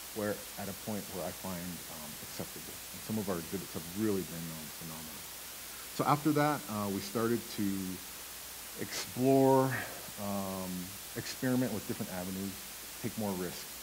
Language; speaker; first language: English; native; English